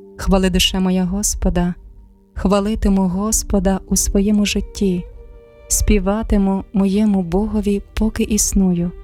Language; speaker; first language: Ukrainian; native; Ukrainian